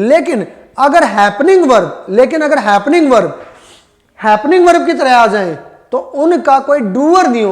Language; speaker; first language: Hindi; native; Hindi